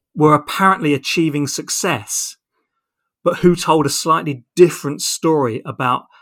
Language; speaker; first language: English; native; English